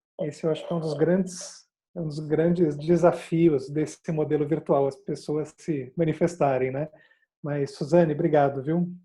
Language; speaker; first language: Portuguese; native; Portuguese